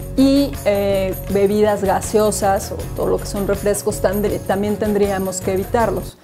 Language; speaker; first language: Spanish; native; Spanish